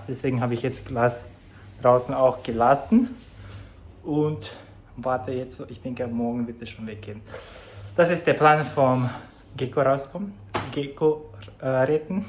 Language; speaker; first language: German; non-native, fluent; Croatian